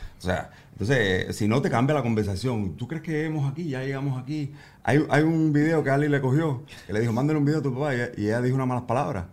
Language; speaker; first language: Spanish; native; Spanish